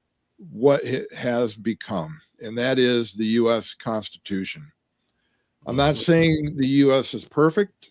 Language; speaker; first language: English; native; English